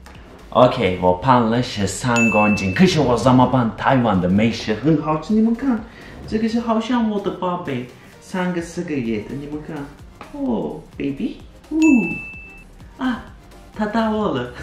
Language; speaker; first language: Chinese; non-native, learner; Turkish